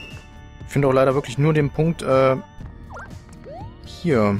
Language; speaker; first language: German; native; German